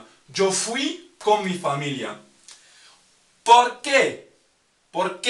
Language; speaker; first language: Spanish; non-native, fluent; Arabic